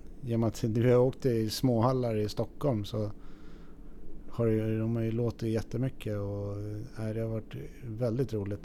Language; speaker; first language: Swedish; native; Swedish